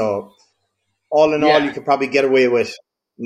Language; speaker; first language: English; native; English